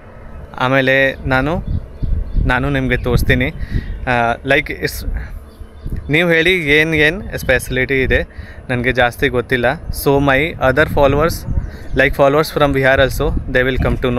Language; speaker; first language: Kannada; non-native, learner; Hindi